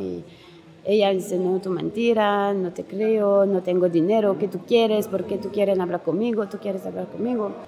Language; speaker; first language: Spanish; non-native, learner; French